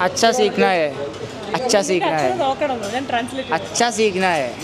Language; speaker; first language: Hindi; non-native, local second language; Malayalam